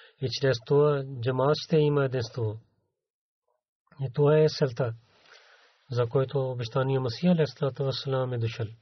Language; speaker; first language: Bulgarian; non-native, learner; Urdu